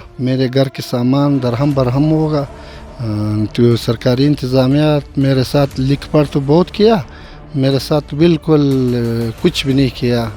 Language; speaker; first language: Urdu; non-native, local second language; Pashto